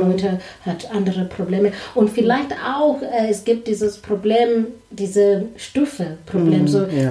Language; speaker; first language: German; non-native, learner; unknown